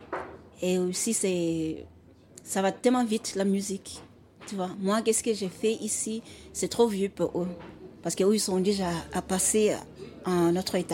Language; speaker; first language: French; non-native, fluent; Xhosa